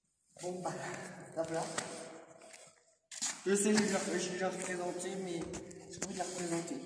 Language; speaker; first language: French; native; French